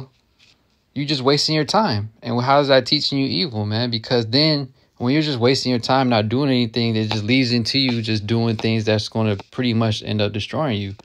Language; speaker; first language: English; native; English